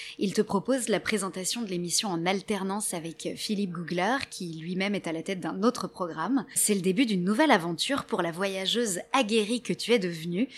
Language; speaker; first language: French; native; French